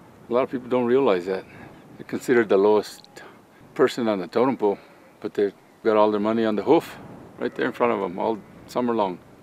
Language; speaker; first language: English; early bilingual, other home language; Spanish